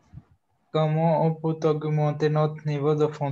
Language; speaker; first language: French; non-native, learner; Hindi